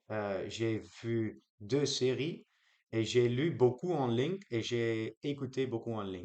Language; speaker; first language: French; non-native, learner; Dutch